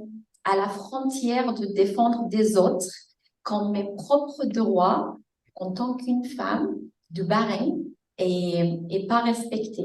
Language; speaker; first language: French; non-native, fluent; Arabic